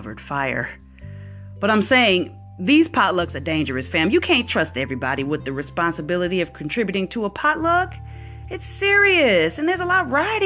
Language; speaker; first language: English; native; English